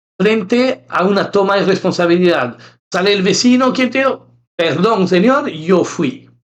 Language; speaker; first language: Spanish; non-native, fluent; French